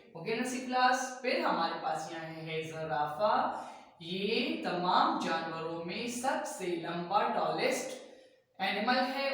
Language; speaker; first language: Urdu; native; Urdu